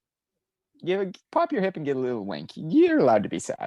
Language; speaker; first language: English; native; English